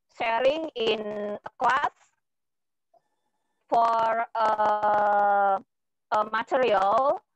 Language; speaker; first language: English; non-native, learner; Indonesian